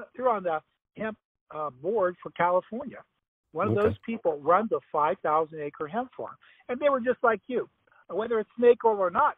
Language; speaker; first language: English; native; English